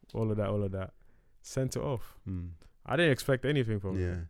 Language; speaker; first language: English; non-native, local second language; Akan